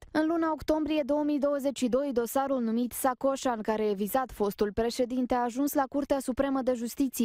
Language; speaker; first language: Romanian; native; Romanian